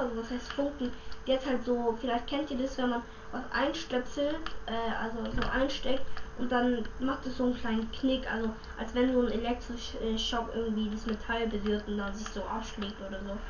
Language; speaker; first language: German; native; German